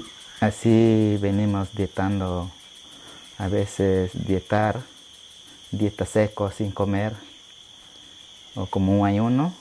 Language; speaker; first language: Spanish; non-native, local second language; Shipibo-Conibo